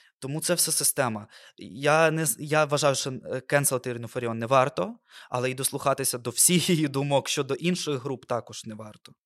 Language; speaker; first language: Ukrainian; non-native, local second language; Russian